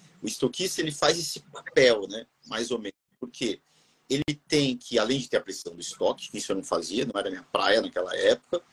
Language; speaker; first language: Portuguese; native; Portuguese